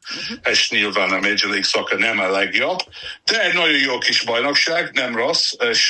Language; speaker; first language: Hungarian; non-native, learner; English